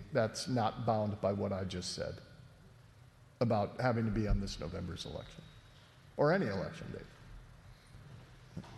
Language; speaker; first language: English; native; English